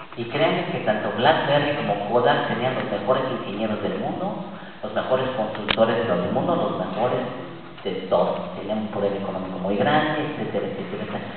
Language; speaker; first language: Spanish; native; Spanish